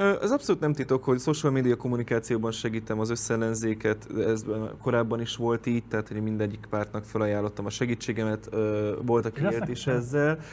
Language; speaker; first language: Hungarian; native; Hungarian